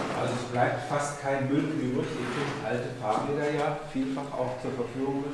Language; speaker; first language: German; native; German